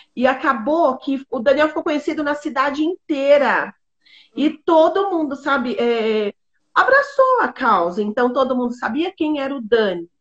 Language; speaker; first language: Portuguese; native; Portuguese